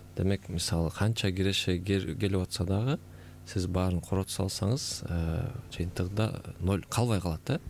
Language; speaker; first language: Kyrgyz; native; Kyrgyz